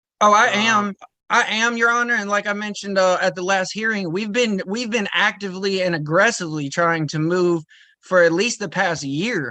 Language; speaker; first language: English; native; English